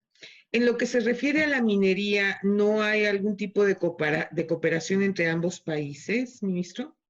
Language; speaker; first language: Spanish; native; Spanish